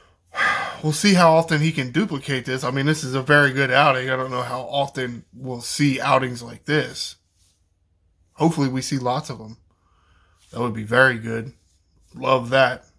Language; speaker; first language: English; native; English